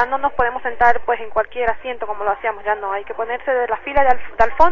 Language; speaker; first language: Spanish; native; Spanish